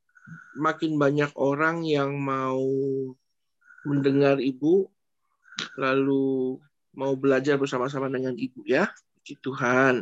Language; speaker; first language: Indonesian; native; Indonesian